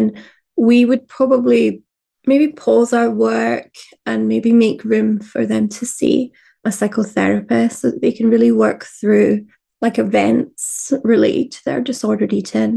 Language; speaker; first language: English; native; English